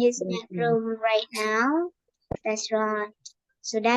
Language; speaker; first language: English; non-native, fluent; Indonesian